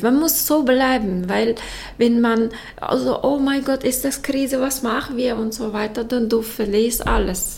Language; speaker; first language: German; non-native, learner; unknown